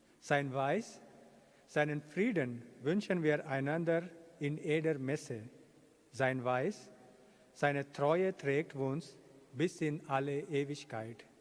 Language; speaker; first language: German; non-native, fluent; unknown